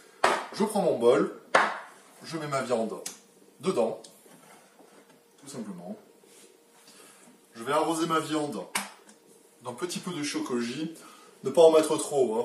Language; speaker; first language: French; native; French